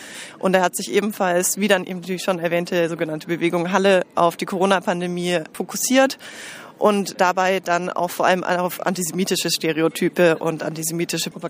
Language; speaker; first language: German; native; German